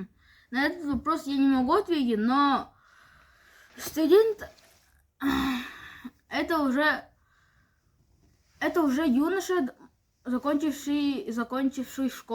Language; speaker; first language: Russian; non-native, local second language; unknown